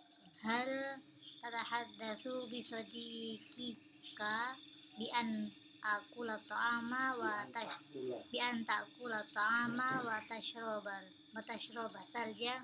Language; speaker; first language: Arabic; non-native, learner; Indonesian